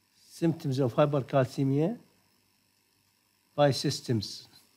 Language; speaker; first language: English; non-native, fluent; Arabic